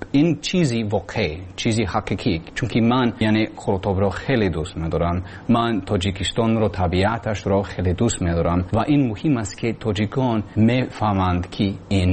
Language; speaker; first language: Persian; non-native, learner; English